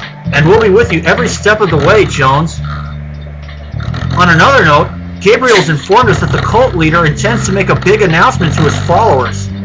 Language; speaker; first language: English; native; English